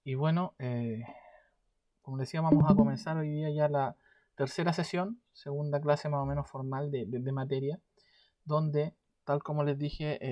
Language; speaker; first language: Spanish; native; Spanish